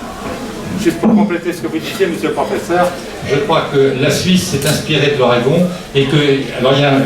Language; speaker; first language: French; native; French